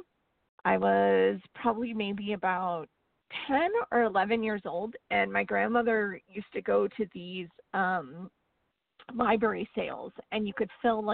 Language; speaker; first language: English; native; English